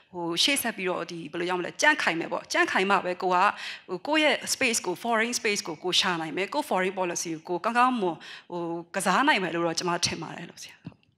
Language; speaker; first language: Burmese; non-native, local second language; Kachin